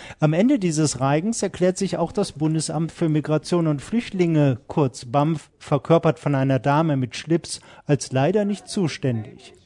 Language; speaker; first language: German; native; German